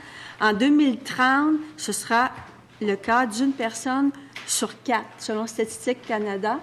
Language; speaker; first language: French; native; French